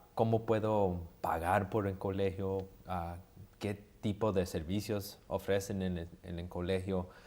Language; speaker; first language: Spanish; early bilingual, heritage; Spanish